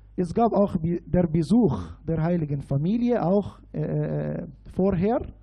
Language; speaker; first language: German; non-native, fluent; Arabic